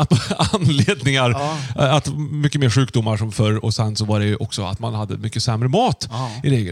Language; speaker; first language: Swedish; native; Swedish